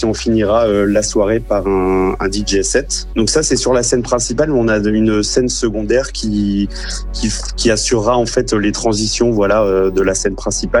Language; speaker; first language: French; native; French